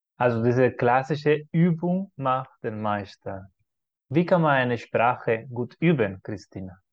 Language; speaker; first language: German; non-native, fluent; Spanish